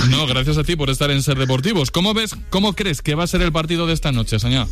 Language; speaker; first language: Spanish; native; Spanish